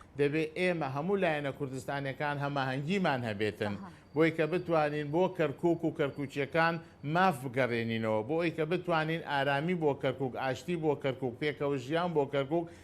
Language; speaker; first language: Central Kurdish; non-native, local second language; Azerbaijani